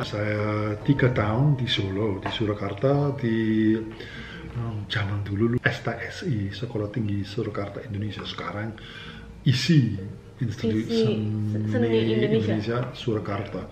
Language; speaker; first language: Indonesian; non-native, fluent; English